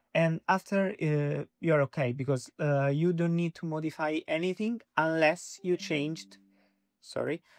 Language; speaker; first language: English; non-native, fluent; Italian